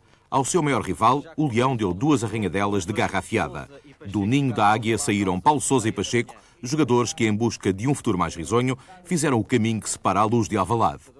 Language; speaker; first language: Portuguese; native; Portuguese